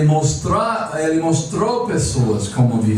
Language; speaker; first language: Portuguese; non-native, fluent; English